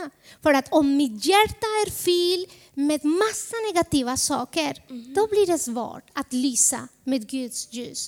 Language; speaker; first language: Swedish; non-native, fluent; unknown